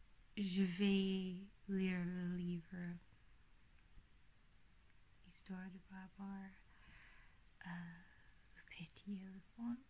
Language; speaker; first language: French; non-native, learner; English